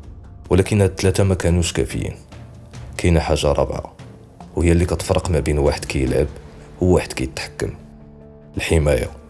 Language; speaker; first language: Arabic; native; Arabic